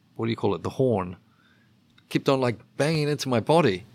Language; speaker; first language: English; native; English